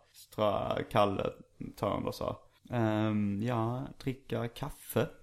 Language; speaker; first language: Swedish; native; Swedish